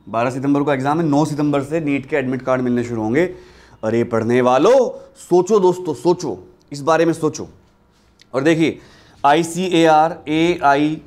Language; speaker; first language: Hindi; native; Hindi